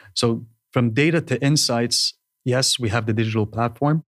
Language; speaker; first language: English; non-native, fluent; Hebrew